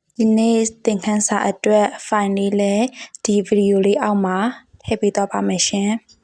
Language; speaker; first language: Burmese; non-native, local second language; Shan